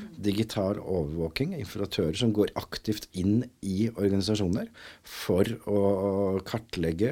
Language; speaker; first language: Norwegian; native; Norwegian